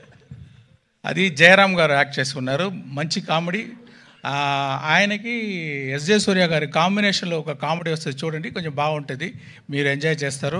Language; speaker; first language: Telugu; non-native, local second language; Tamil